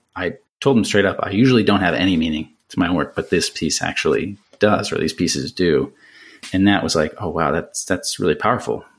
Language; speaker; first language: English; native; English